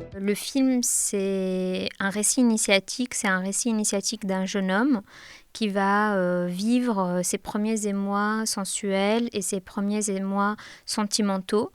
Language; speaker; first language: French; non-native, local second language; Arabic